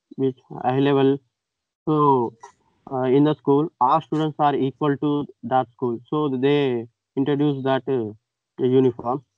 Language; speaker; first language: English; non-native, local second language; Telugu